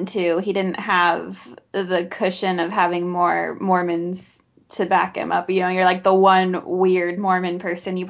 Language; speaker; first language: English; native; English